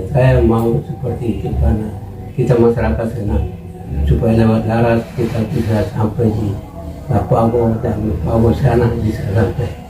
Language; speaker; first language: Indonesian; non-native, local second language; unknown